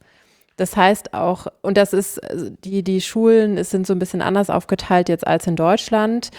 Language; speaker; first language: German; native; German